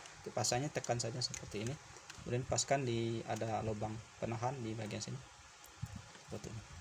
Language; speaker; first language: Indonesian; native; Indonesian